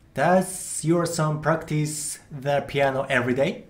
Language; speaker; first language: English; non-native, learner; Japanese